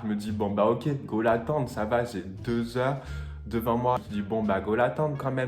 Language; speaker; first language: French; native; French